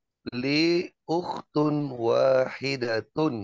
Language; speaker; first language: Arabic; non-native, learner; Indonesian